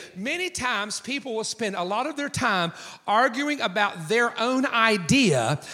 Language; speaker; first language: English; native; English